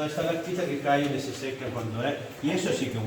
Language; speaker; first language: Spanish; non-native, fluent; Italian